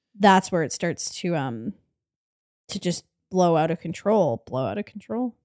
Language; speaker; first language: English; native; English